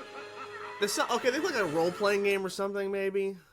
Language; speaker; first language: English; native; English